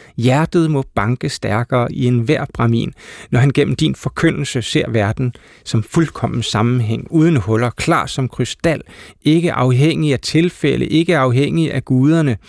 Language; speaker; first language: Danish; native; Danish